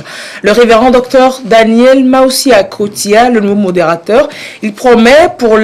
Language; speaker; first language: French; native; French